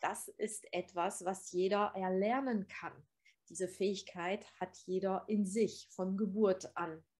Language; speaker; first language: German; non-native, fluent; French